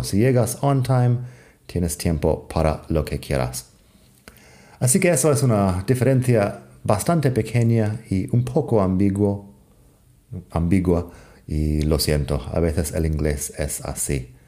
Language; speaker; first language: Spanish; non-native, fluent; English